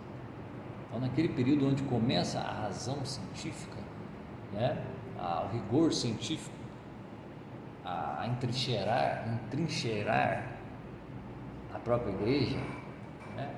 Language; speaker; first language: Portuguese; native; Portuguese